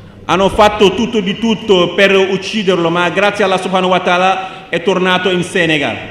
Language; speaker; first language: Italian; non-native, fluent; Wolof